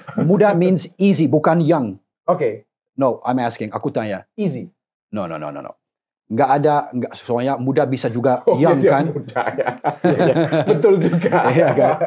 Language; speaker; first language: Indonesian; non-native, fluent; English